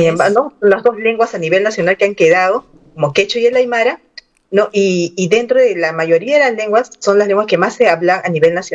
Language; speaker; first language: Spanish; non-native, local second language; Aymara